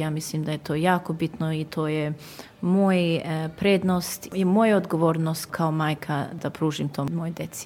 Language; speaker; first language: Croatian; early bilingual, heritage; Serbian